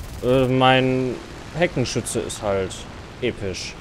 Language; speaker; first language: German; native; German